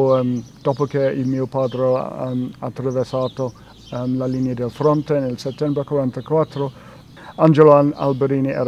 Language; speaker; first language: Italian; non-native, fluent; English